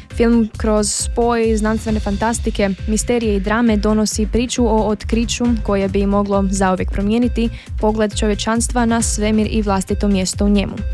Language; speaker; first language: Croatian; native; Croatian